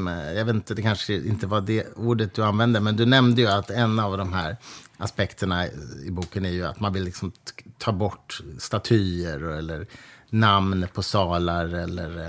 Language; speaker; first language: Swedish; native; Swedish